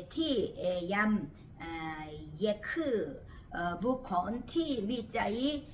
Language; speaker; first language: Thai; non-native, fluent; Korean